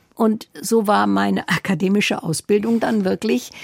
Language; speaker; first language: German; native; German